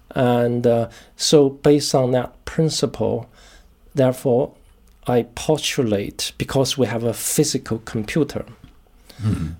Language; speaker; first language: English; non-native, fluent; Chinese